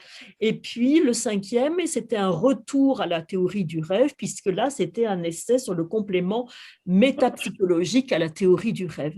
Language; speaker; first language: French; native; French